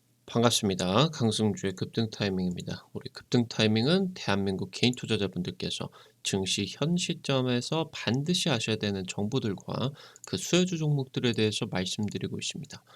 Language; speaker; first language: Korean; native; Korean